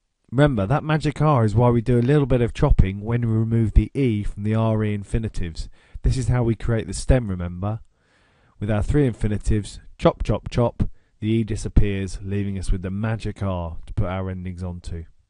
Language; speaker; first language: English; native; English